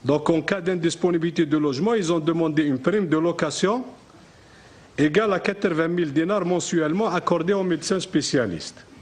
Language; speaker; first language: French; non-native, local second language; Arabic